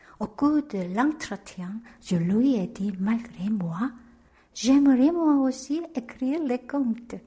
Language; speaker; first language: French; non-native, fluent; Korean